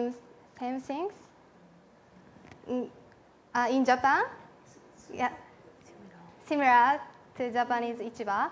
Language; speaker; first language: English; non-native, learner; Japanese